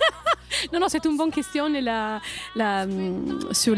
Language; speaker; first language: French; non-native, learner; Italian